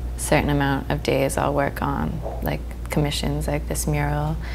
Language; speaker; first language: English; native; English